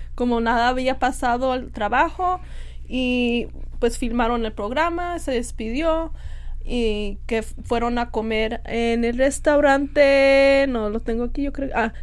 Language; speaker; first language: Spanish; early bilingual, heritage; Spanish